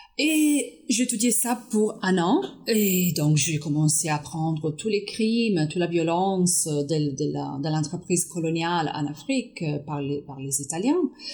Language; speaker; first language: French; non-native, fluent; Italian